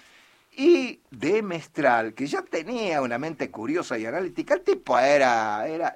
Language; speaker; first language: Spanish; native; Spanish